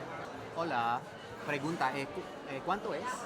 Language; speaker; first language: Spanish; non-native, learner; Filipino